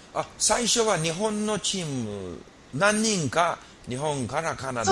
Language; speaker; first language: Japanese; non-native, fluent; English